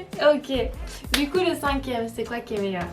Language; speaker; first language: French; native; French